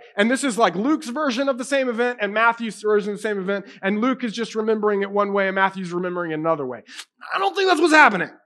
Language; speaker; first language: English; native; English